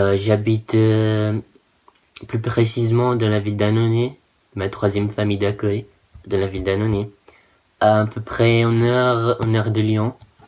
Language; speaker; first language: French; non-native, learner; Portuguese